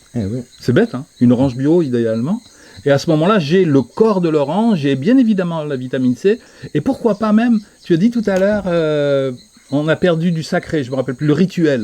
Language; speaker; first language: French; native; French